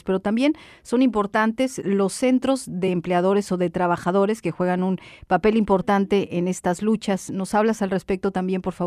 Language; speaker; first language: Spanish; native; Spanish